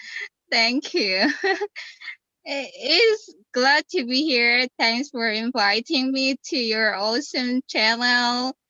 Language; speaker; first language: English; non-native, fluent; Indonesian